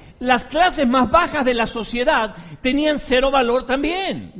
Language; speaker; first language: Spanish; native; Spanish